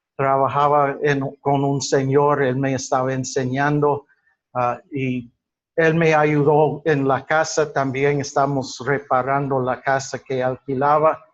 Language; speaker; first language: Spanish; non-native, fluent; English